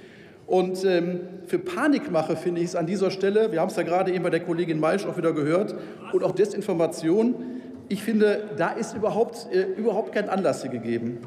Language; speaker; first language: German; native; German